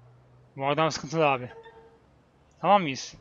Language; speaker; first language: Turkish; native; Turkish